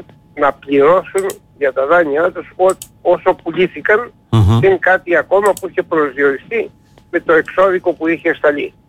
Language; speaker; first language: Greek; native; Greek